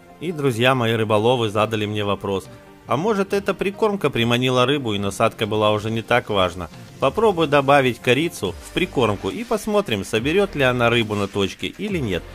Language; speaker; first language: Russian; native; Russian